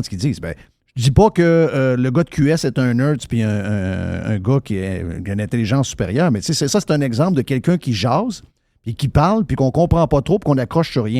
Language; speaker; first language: French; native; French